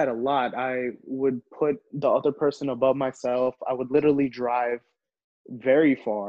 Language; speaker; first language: English; early bilingual, other home language; Hindi